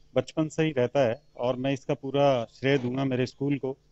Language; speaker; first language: Hindi; native; Hindi